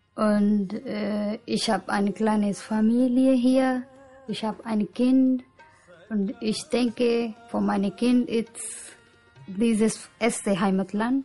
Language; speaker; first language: German; non-native, learner; Punjabi